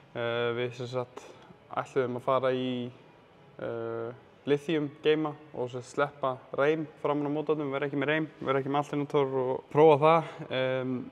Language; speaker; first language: Icelandic; native; Icelandic